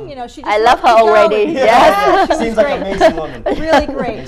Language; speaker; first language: English; native; English